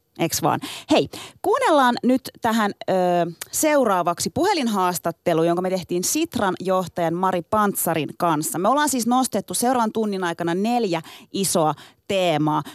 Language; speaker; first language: Finnish; early bilingual, other home language; Turkish